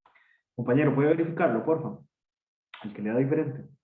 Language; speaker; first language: Spanish; native; Spanish